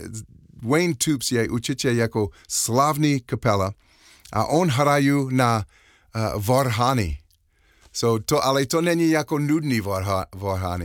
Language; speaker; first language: Czech; non-native, fluent; English